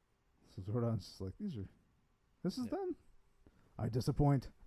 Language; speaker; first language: English; native; English